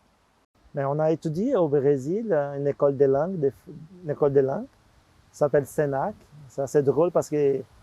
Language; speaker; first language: French; non-native, fluent; Portuguese